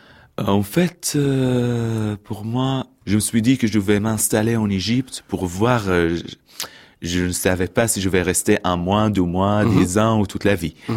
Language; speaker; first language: French; non-native, fluent; Arabic